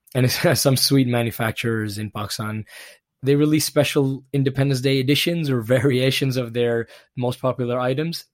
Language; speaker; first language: English; non-native, local second language; Urdu